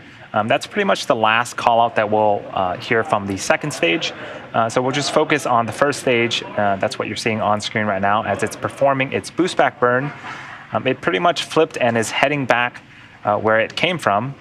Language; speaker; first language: English; native; English